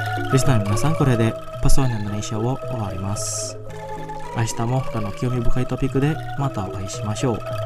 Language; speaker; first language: Japanese; non-native, fluent; Indonesian